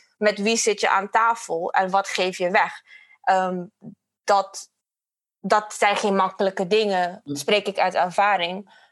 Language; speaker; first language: Dutch; non-native, fluent; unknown